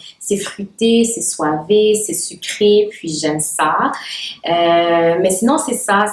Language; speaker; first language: French; non-native, local second language; Haitian Creole